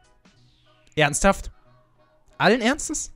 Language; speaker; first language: German; native; German